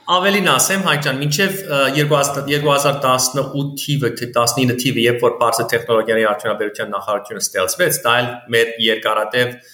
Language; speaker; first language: Armenian; early bilingual, heritage; Armenian